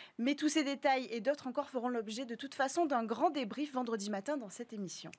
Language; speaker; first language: French; native; French